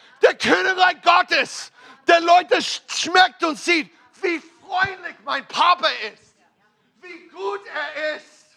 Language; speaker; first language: German; non-native, fluent; English